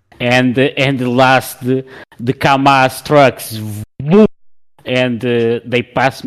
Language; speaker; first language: English; non-native, learner; Portuguese